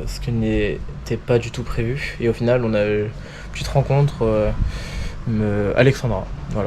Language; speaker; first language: French; native; French